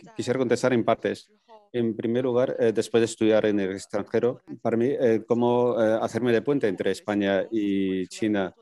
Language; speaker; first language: Spanish; non-native, fluent; Chinese